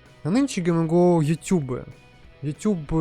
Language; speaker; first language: Korean; non-native, learner; Russian